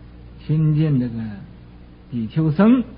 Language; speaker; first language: Chinese; native; Chinese